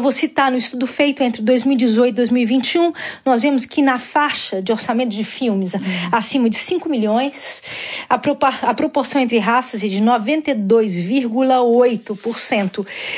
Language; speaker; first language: Portuguese; native; Portuguese